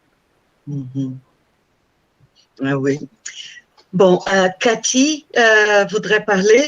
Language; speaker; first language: French; non-native, fluent; Portuguese